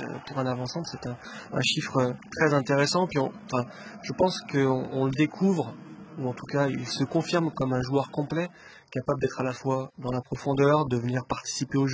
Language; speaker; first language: French; native; French